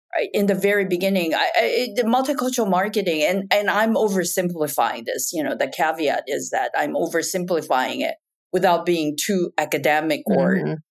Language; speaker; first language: English; non-native, fluent; Japanese